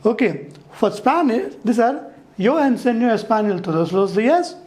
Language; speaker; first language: Spanish; non-native, fluent; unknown